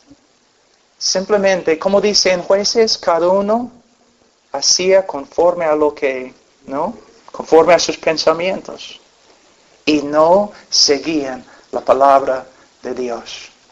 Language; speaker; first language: Spanish; non-native, fluent; English